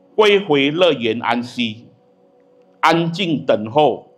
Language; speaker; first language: Chinese; native; Chinese